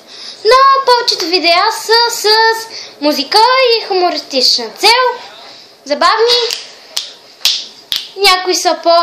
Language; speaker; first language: Bulgarian; early bilingual, heritage; Bulgarian